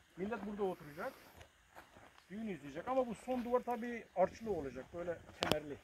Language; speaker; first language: Turkish; non-native, local second language; Kurdish